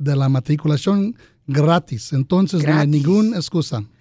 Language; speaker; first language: Spanish; early bilingual, heritage; Spanish